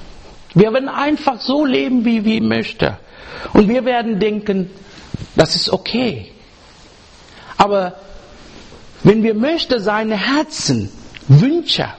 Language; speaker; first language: German; non-native, learner; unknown